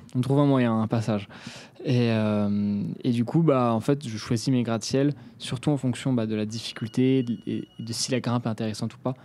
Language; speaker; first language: French; native; French